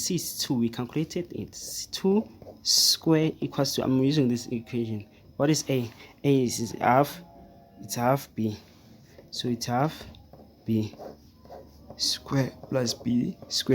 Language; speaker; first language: English; non-native, fluent; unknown